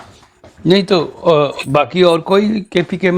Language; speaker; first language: Urdu; native; Urdu